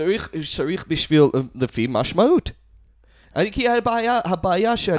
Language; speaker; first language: Hebrew; non-native, fluent; English